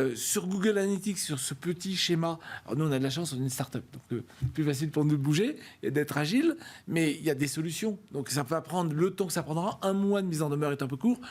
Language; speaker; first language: French; native; French